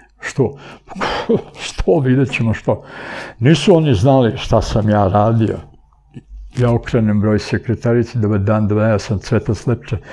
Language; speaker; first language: Serbian; early bilingual, other home language; Bulgarian